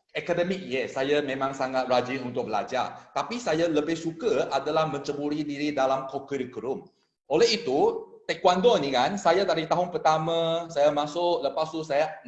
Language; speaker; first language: Malay; non-native, local second language; Chinese